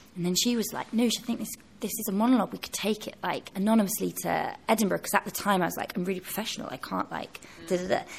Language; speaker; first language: English; native; English